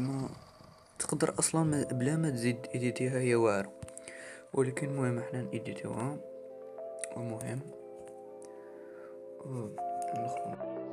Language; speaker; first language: Arabic; native; Arabic